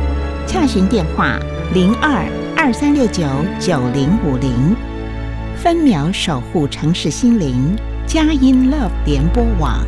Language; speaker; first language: Chinese; native; Chinese